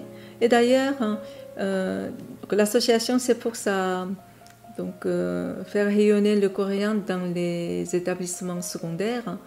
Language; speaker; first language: French; non-native, fluent; Korean